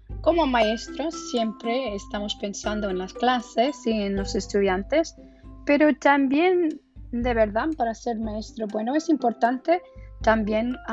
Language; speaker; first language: Spanish; non-native, fluent; English